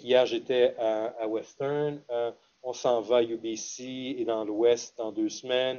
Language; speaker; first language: French; native; French